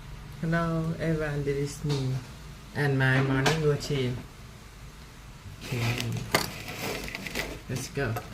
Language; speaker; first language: English; non-native, learner; Thai